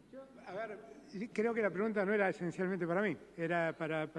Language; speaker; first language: Spanish; native; Spanish